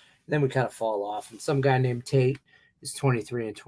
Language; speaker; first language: English; native; English